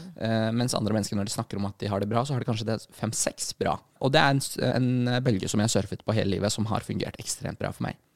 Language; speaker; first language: Norwegian; early bilingual, other home language; Arabic